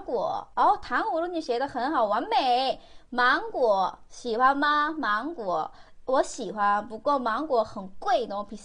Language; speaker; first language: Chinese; non-native, fluent; Korean